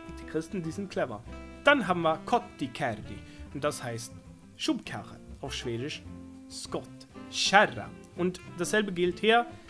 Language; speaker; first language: German; non-native, fluent; Swedish